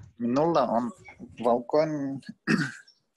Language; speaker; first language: Finnish; non-native, learner; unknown